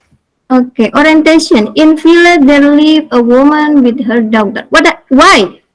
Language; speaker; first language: English; non-native, learner; Indonesian